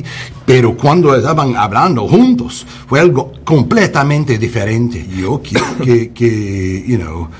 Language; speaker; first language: Spanish; non-native, learner; English